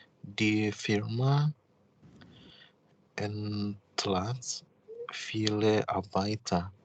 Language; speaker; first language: German; non-native, learner; Indonesian